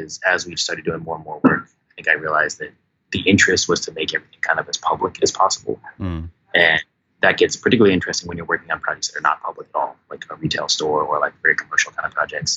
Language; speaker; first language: English; native; English